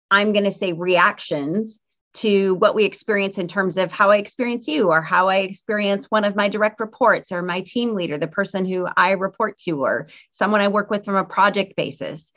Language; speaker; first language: English; native; English